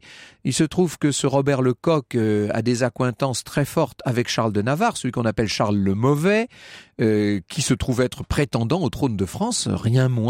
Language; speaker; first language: French; native; French